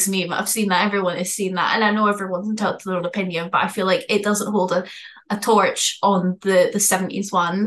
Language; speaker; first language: English; native; English